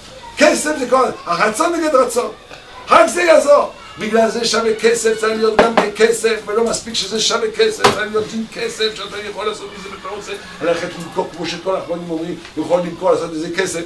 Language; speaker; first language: Hebrew; non-native, fluent; French